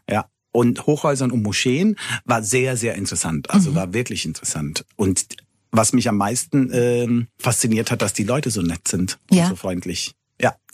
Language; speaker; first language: German; early bilingual, other home language; Italian